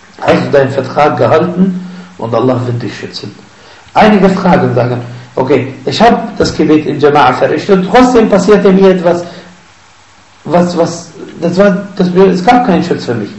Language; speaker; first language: German; non-native, fluent; Arabic